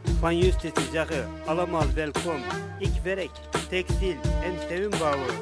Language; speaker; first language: Dutch; non-native, learner; Turkish